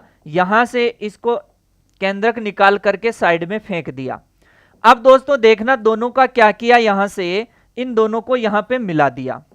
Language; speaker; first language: Hindi; native; Hindi